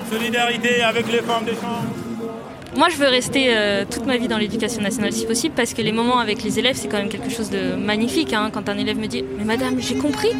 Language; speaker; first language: French; native; French